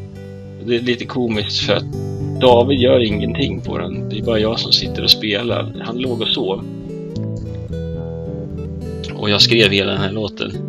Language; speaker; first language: Swedish; native; Swedish